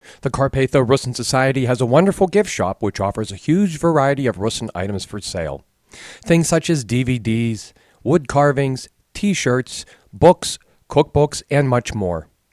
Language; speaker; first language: English; native; English